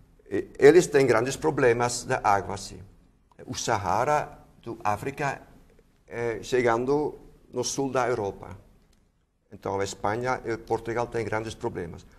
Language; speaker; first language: Portuguese; non-native, fluent; Dutch